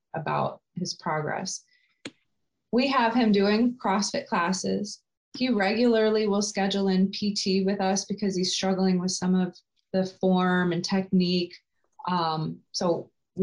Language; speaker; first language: English; native; English